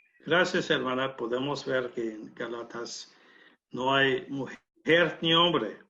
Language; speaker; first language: Spanish; non-native, learner; English